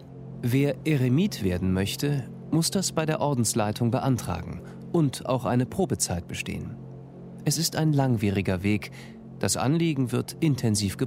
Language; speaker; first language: German; native; German